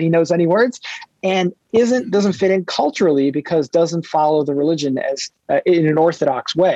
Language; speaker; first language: English; early bilingual, other home language; Hebrew